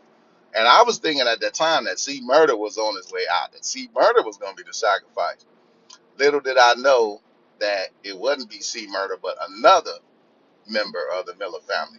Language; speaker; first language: English; native; English